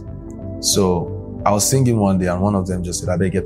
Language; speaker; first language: English; non-native, local second language; Yoruba